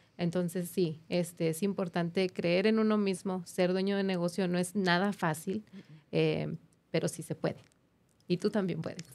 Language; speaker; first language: Spanish; native; Spanish